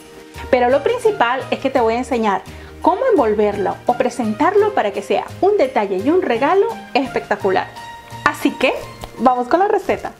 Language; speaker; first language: Spanish; native; Spanish